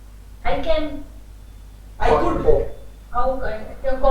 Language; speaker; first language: German; non-native, learner; Hindi